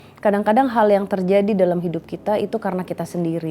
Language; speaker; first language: Indonesian; native; Indonesian